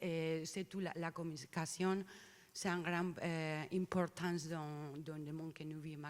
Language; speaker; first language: French; non-native, learner; Spanish